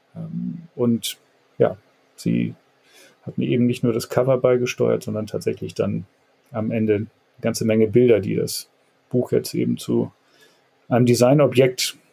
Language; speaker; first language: German; native; German